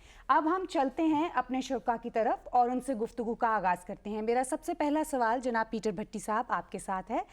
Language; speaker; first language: Urdu; native; Urdu